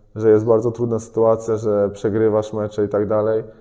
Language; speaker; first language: Polish; native; Polish